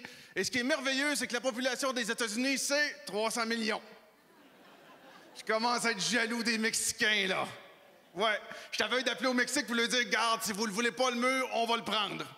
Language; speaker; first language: French; native; French